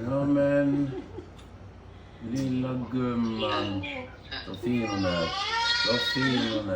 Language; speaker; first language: Swedish; native; Swedish